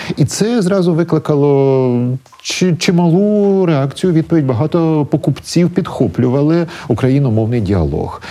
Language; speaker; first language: Ukrainian; native; Ukrainian